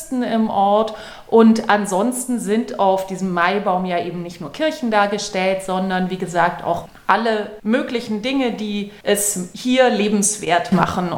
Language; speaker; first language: German; native; German